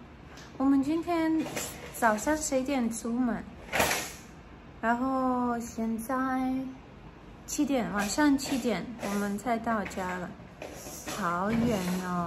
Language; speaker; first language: Chinese; non-native, fluent; Russian